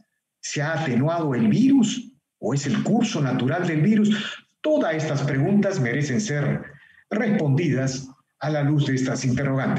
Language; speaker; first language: Spanish; native; Spanish